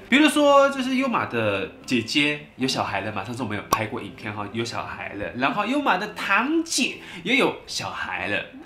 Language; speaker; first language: Chinese; native; Chinese